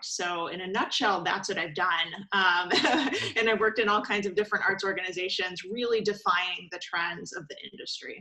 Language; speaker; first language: English; native; English